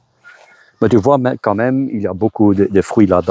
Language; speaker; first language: French; non-native, local second language; Dutch